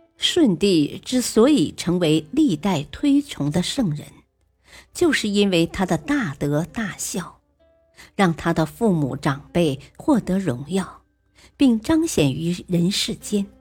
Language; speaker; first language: Chinese; native; Chinese